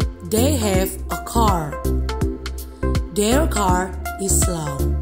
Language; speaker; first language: English; non-native, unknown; Indonesian